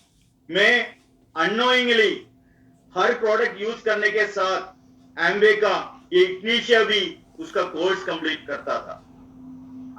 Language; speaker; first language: Hindi; non-native, local second language; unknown